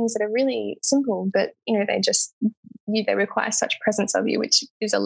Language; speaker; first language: English; native; English